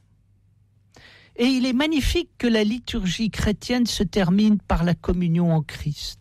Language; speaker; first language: French; native; French